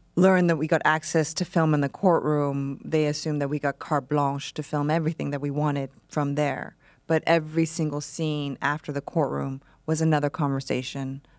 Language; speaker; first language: English; native; English